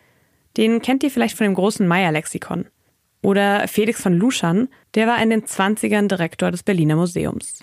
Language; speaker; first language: German; native; German